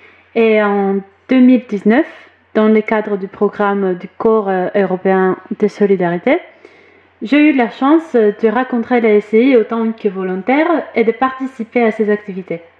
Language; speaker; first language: French; non-native, fluent; Greek